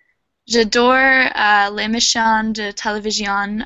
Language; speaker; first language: French; non-native, learner; English